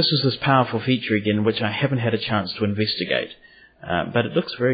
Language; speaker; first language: English; native; English